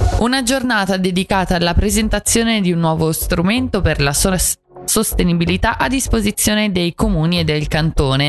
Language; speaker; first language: Italian; native; Italian